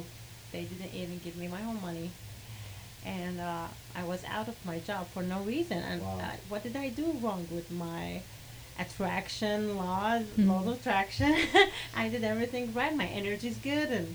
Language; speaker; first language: English; non-native, fluent; Arabic